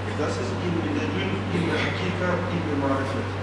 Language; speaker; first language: German; non-native, fluent; Turkish